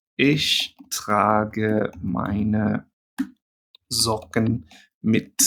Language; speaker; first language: German; non-native, fluent; English